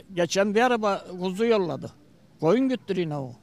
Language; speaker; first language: Turkish; native; Turkish